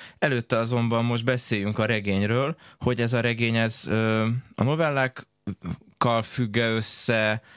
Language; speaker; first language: Hungarian; native; Hungarian